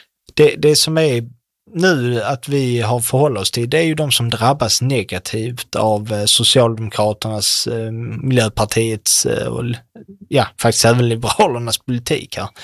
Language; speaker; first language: Swedish; native; Swedish